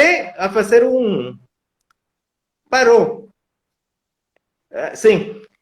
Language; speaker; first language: Portuguese; non-native, fluent; Spanish